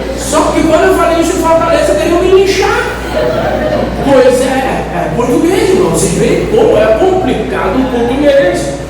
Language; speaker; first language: Portuguese; native; Portuguese